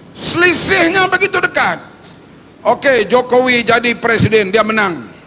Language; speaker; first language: Malay; native; Malay